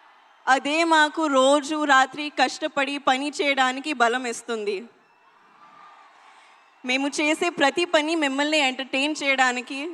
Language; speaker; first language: Telugu; non-native, learner; Hindi